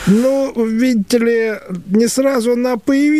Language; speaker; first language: Russian; native; Russian